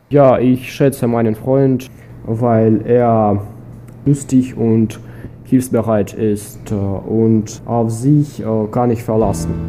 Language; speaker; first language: German; non-native, learner; Russian